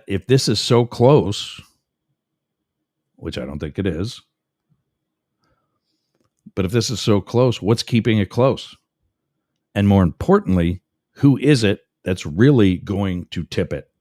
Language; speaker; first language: English; native; English